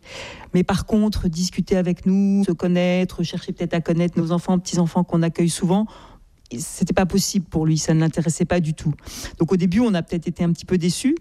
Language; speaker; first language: French; native; French